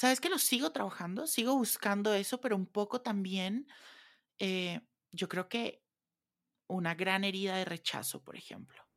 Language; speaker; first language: Spanish; native; Spanish